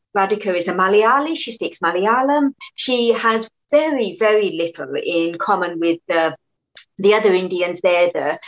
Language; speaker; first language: English; native; English